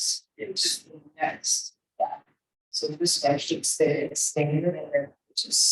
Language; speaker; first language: English; native; English